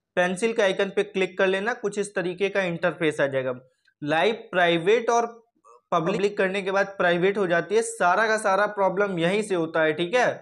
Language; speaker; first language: Hindi; native; Hindi